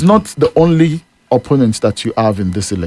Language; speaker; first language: English; non-native, local second language; Yoruba